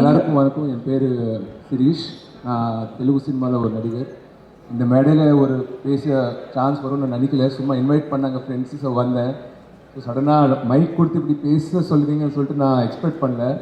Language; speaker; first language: Tamil; non-native, local second language; Telugu